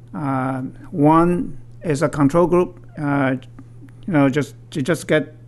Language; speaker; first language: English; non-native, fluent; Chinese